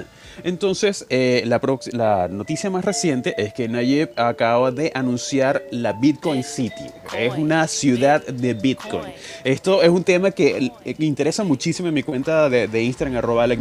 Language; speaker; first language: Spanish; native; Spanish